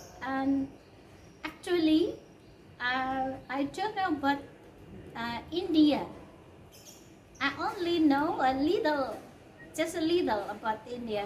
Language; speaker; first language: English; non-native, learner; Indonesian